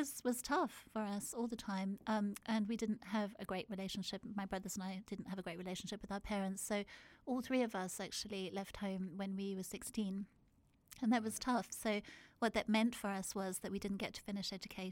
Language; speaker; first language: English; native; English